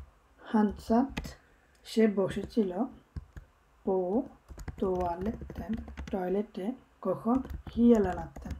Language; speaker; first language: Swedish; non-native, fluent; Bangla